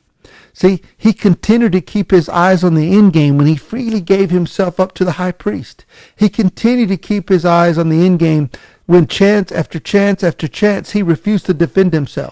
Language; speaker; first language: English; native; English